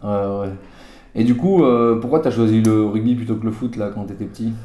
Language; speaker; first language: French; native; French